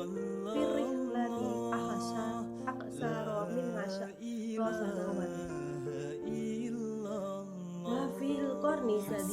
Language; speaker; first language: Arabic; non-native, learner; Indonesian